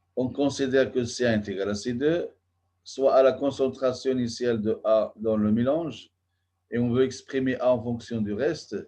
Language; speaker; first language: French; non-native, local second language; Arabic